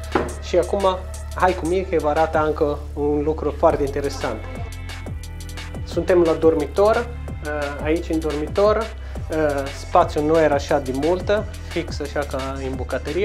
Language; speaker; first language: Romanian; non-native, local second language; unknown